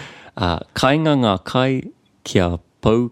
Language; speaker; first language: Māori; non-native, local second language; English